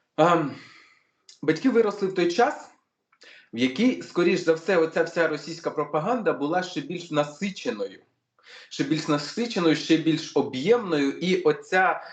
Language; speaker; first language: Ukrainian; non-native, local second language; Russian